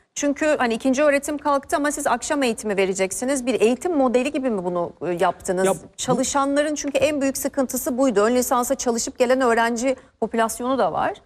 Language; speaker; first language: Turkish; native; Turkish